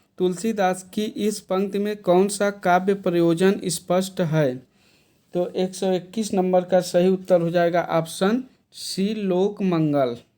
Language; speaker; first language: Hindi; native; Hindi